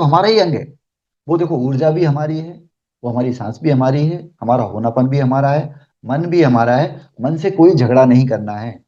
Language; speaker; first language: Hindi; native; Hindi